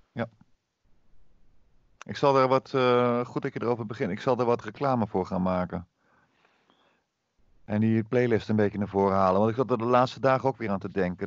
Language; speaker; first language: Dutch; native; Dutch